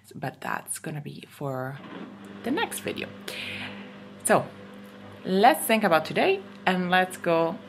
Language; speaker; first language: English; non-native, fluent; Italian